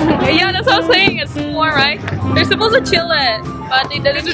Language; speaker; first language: English; native; English